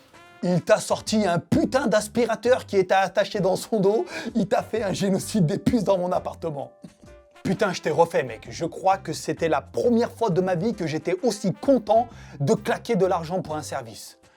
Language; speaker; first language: French; native; French